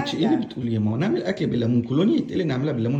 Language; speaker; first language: Arabic; native; Arabic